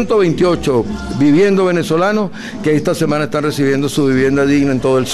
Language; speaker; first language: Spanish; native; Spanish